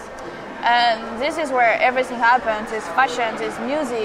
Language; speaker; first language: English; non-native, fluent; French